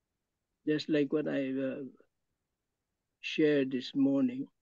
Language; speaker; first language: English; non-native, local second language; Filipino